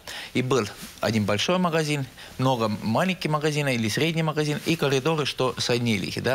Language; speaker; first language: Russian; non-native, local second language; Estonian